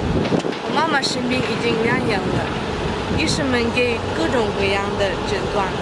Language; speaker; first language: Chinese; non-native, fluent; Kyrgyz